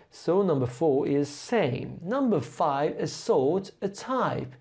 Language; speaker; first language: English; non-native, fluent; Persian